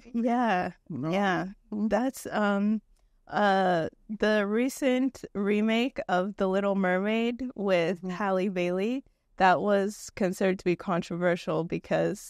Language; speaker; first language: English; native; English